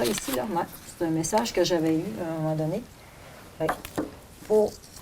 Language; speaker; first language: French; native; French